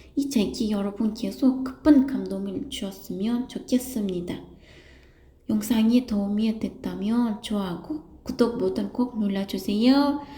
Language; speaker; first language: Korean; non-native, learner; Uzbek